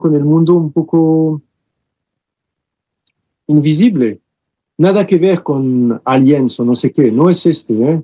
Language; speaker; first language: Spanish; non-native, fluent; French